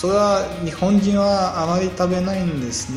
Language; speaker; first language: Japanese; non-native, learner; Bulgarian